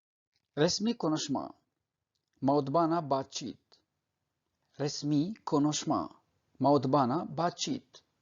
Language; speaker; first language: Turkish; non-native, fluent; Urdu